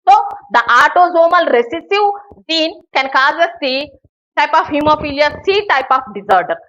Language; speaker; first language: English; non-native, local second language; Telugu